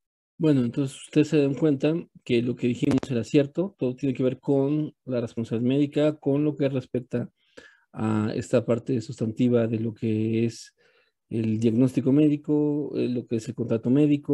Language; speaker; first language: Spanish; native; Spanish